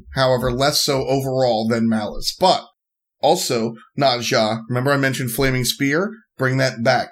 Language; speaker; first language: English; native; English